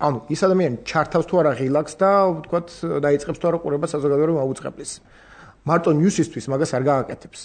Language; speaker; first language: Georgian; non-native, local second language; Armenian